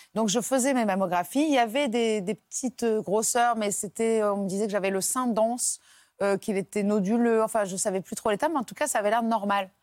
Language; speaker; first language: French; native; French